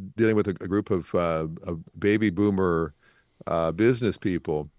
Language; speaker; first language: English; native; English